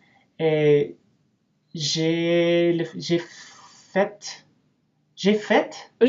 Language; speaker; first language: French; non-native, learner; English